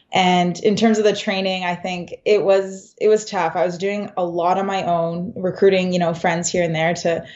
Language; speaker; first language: English; native; English